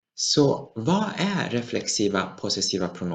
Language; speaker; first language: Swedish; non-native, fluent; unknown